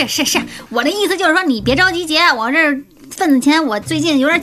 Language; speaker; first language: Chinese; native; Chinese